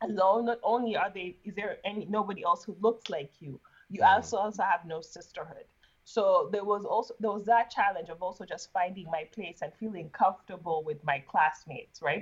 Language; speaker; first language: English; non-native, local second language; Ganda